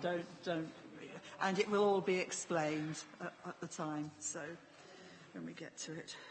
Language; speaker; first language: English; native; English